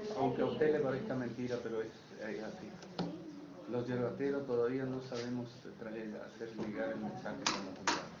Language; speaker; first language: Spanish; native; Spanish